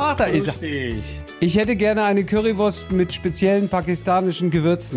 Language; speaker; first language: German; native; German